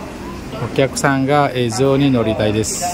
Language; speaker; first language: Japanese; non-native, fluent; Balinese